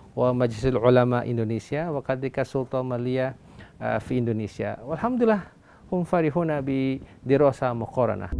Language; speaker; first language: Arabic; non-native, fluent; Indonesian